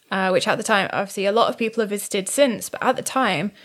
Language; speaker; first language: English; native; English